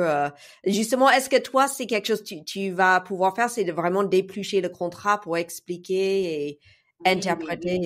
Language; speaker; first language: French; non-native, fluent; English